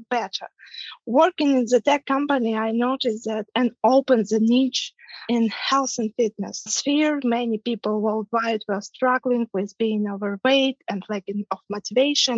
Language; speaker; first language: English; non-native, fluent; Ukrainian